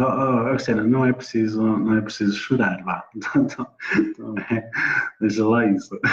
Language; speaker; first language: Portuguese; native; Portuguese